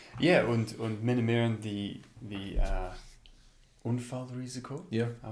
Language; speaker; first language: German; non-native, learner; English